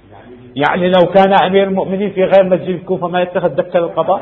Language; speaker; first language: Arabic; native; Arabic